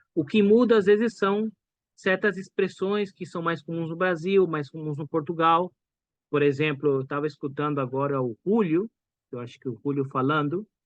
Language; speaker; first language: Portuguese; native; Portuguese